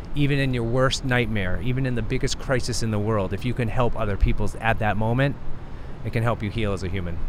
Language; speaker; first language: English; native; English